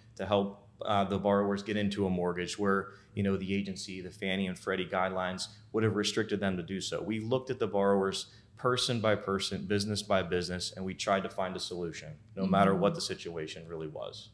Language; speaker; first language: English; native; English